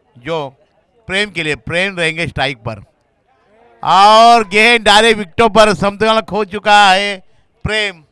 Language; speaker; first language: Hindi; non-native, local second language; Marathi